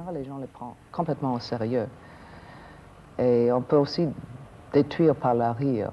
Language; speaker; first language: French; non-native, fluent; English